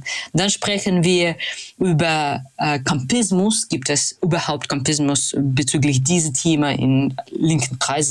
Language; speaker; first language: German; non-native, fluent; Russian